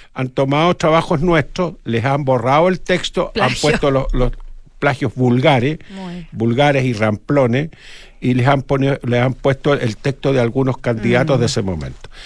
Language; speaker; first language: Spanish; native; Spanish